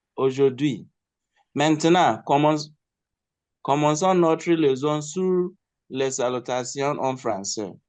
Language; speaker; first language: French; non-native, learner; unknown